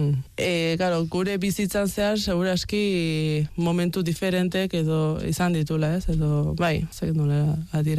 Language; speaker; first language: Basque; early bilingual, other home language; Spanish